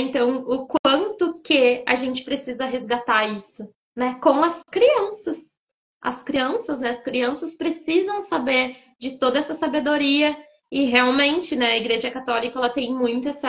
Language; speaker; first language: Portuguese; native; Portuguese